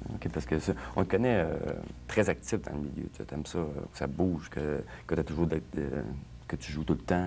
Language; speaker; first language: French; native; French